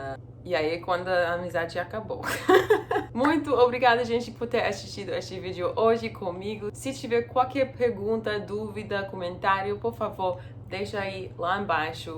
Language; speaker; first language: Portuguese; non-native, fluent; English